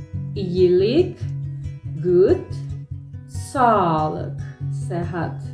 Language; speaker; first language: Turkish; non-native, fluent; Indonesian